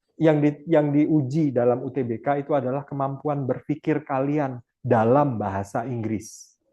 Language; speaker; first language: Indonesian; non-native, local second language; Achinese